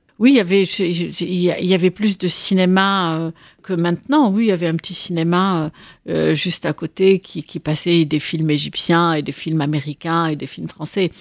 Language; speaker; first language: French; non-native, local second language; Arabic